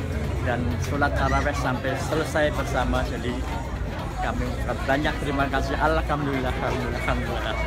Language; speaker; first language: Indonesian; non-native, fluent; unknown